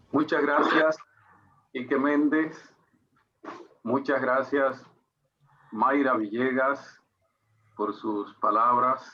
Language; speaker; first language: Spanish; native; Spanish